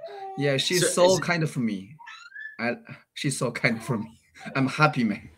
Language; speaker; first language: English; non-native, learner; Chinese